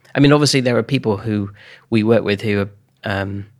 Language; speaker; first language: English; native; English